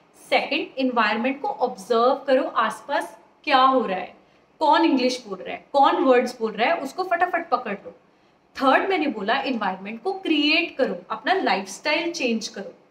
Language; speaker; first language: Hindi; native; Hindi